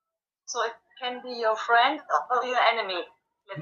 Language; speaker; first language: English; non-native, fluent; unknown